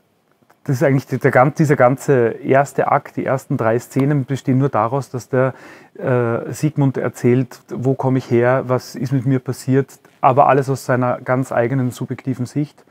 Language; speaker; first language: German; native; German